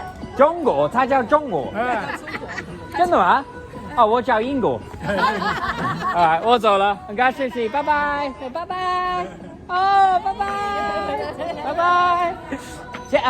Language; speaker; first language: Chinese; non-native, learner; English